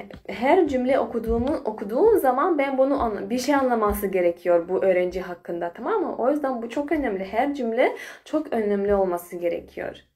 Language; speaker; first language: Turkish; non-native, fluent; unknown